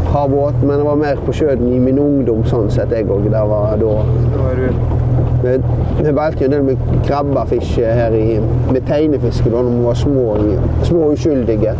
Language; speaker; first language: Norwegian; native; Norwegian